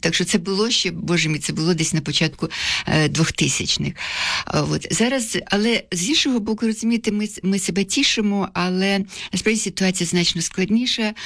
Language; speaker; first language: Ukrainian; native; Ukrainian